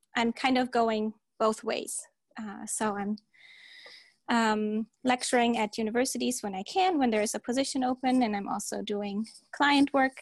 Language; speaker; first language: English; early bilingual, heritage; German